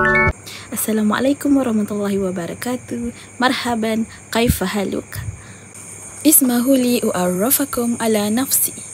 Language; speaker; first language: Arabic; non-native, learner; Malay